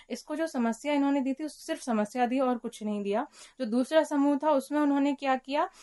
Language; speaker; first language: Hindi; native; Hindi